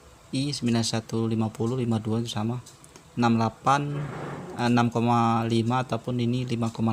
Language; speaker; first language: Indonesian; native; Indonesian